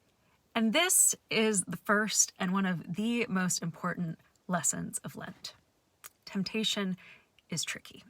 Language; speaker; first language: English; native; English